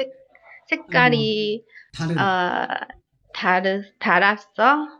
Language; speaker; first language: Korean; non-native, learner; Chinese